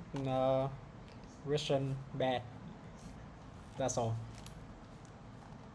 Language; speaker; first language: English; non-native, learner; Vietnamese